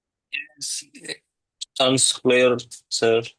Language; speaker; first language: English; non-native, learner; Indonesian